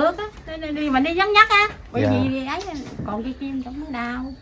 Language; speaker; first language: Vietnamese; native; Vietnamese